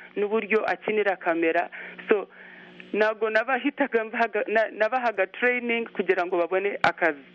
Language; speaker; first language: Kinyarwanda; early bilingual, heritage; Kinyarwanda